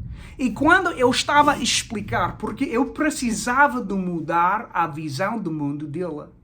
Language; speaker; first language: Portuguese; non-native, fluent; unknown